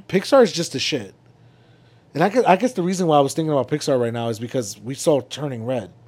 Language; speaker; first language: English; early bilingual, other home language; Spanish